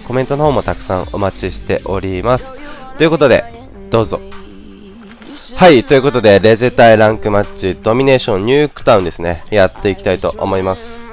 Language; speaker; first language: Japanese; native; Japanese